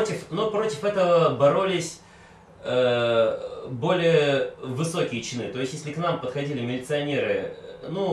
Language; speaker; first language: Russian; native; Russian